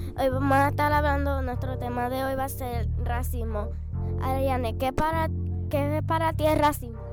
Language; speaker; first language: Spanish; early bilingual, other home language; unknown